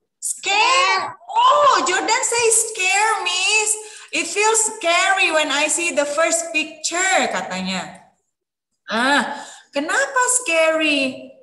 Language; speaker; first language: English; non-native, fluent; Indonesian